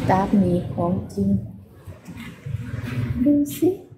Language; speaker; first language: English; non-native, learner; Thai